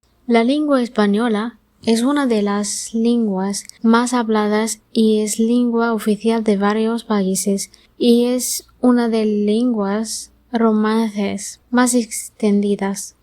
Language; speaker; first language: Spanish; non-native, learner; Arabic